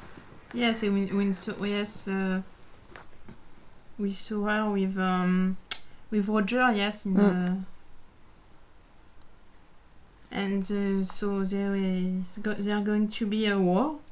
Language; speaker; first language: English; non-native, learner; French